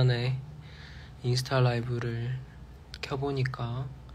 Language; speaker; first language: Korean; non-native, fluent; Chinese